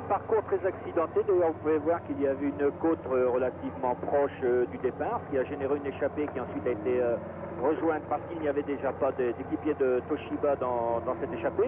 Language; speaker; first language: French; native; French